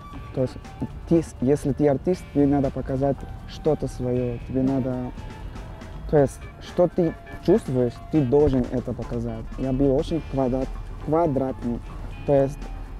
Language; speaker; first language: Russian; non-native, learner; Portuguese